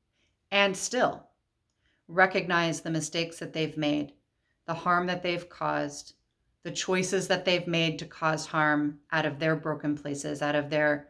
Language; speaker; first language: English; native; English